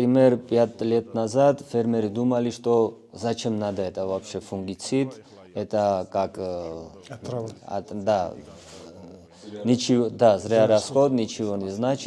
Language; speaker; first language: Russian; non-native, fluent; Georgian